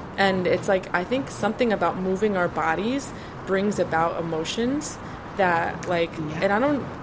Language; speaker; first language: English; native; English